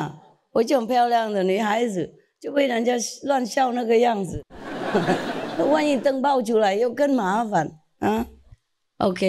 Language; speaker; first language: Chinese; non-native, fluent; Vietnamese